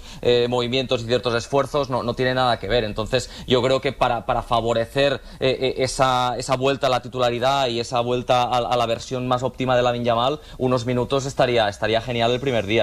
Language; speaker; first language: Spanish; native; Spanish